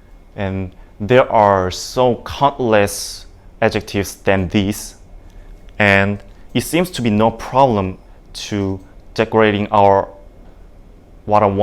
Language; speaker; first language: English; non-native, learner; Indonesian